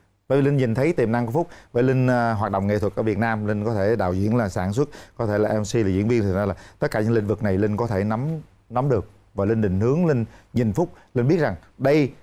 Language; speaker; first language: Vietnamese; native; Vietnamese